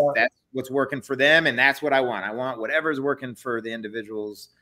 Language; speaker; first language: English; native; English